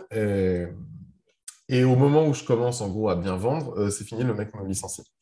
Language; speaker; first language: French; early bilingual, other home language; Arabic